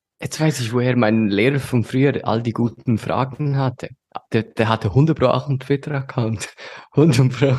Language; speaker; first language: German; native; German